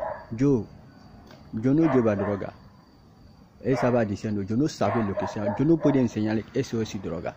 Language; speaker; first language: Spanish; non-native, learner; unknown